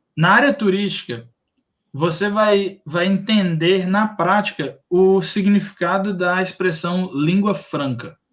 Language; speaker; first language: Portuguese; native; Portuguese